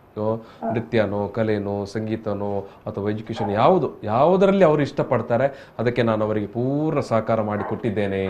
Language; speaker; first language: Kannada; native; Kannada